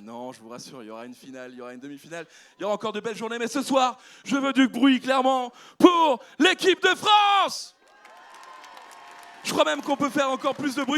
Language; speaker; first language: French; native; French